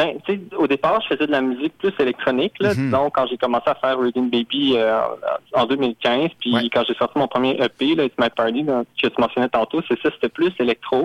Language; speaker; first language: French; native; French